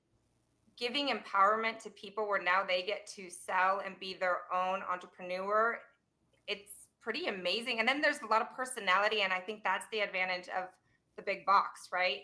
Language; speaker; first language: English; native; English